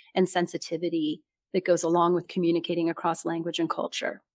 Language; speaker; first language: English; native; English